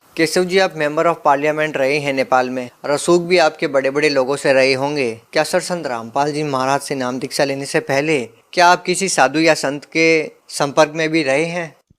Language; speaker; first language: Hindi; native; Hindi